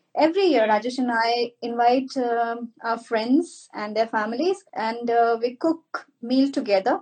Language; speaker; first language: English; non-native, local second language; Marathi